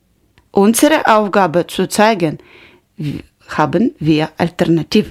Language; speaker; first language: German; non-native, learner; Ukrainian